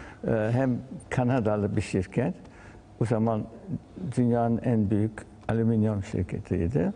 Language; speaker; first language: Turkish; early bilingual, heritage; Turkish